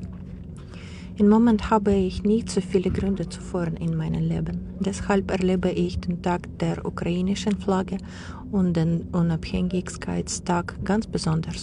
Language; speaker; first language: German; non-native, fluent; Ukrainian